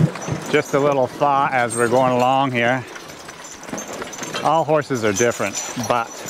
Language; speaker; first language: English; native; English